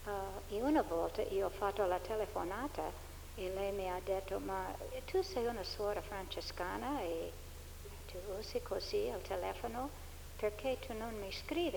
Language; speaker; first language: Italian; non-native, fluent; English